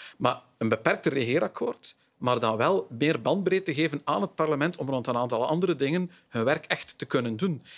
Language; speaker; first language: Dutch; native; Dutch